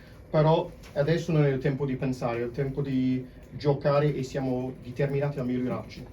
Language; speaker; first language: Italian; non-native, fluent; English